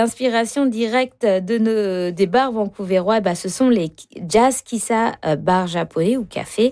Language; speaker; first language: French; native; French